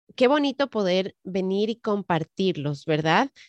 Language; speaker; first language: Spanish; native; Spanish